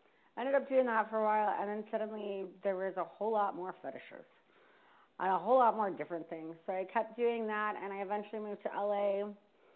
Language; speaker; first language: English; native; English